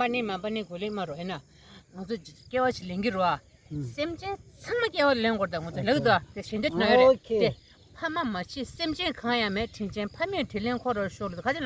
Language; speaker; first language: Hindi; non-native, local second language; Tibetan